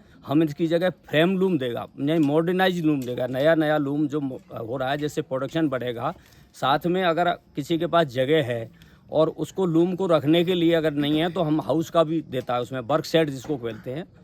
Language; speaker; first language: Hindi; native; Hindi